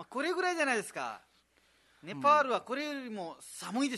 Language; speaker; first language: Japanese; non-native, fluent; Nepali